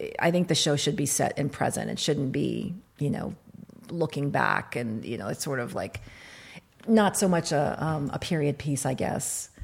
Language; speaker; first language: English; early bilingual, other home language; Arabic